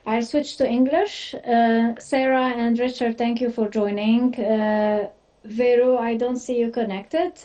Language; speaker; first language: English; non-native, fluent; French